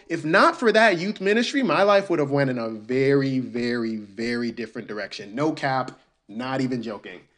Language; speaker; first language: English; early bilingual, other home language; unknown